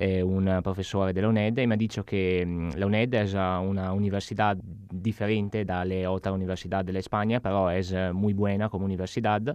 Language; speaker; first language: Spanish; non-native, learner; Italian